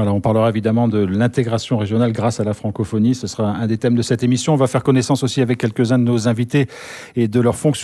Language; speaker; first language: French; native; French